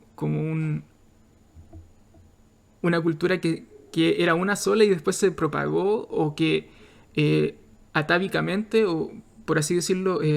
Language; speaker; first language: Spanish; native; Spanish